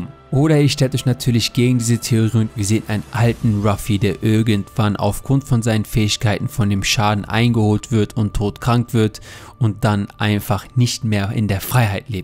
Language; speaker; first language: German; native; German